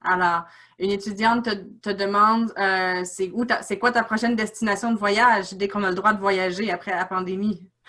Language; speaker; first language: French; native; French